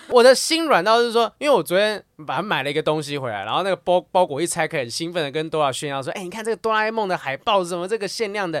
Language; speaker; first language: Chinese; native; Chinese